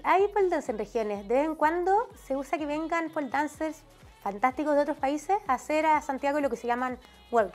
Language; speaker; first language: Spanish; native; Spanish